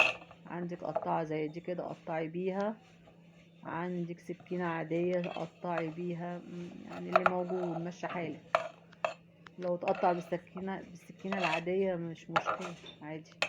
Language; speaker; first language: Arabic; native; Arabic